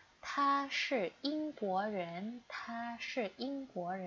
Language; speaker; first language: Chinese; non-native, fluent; Indonesian